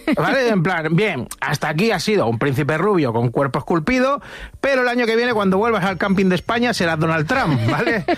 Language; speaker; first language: Spanish; native; Spanish